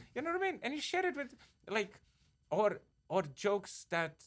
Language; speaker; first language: English; non-native, fluent; Romanian